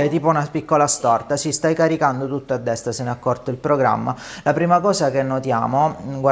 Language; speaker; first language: Italian; native; Italian